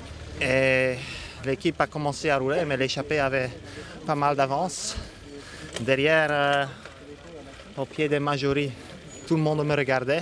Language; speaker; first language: French; non-native, fluent; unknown